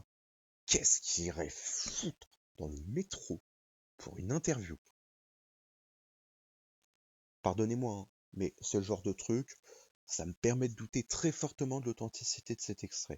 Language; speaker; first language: French; native; French